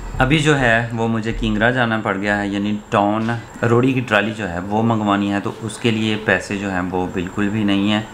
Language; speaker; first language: Urdu; non-native, local second language; Punjabi